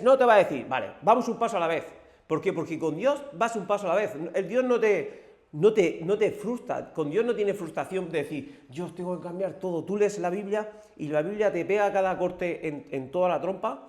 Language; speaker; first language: Spanish; native; Spanish